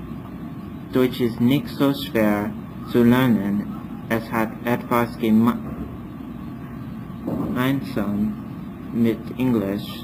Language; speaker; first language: German; non-native, learner; English